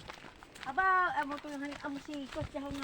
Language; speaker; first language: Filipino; non-native, local second language; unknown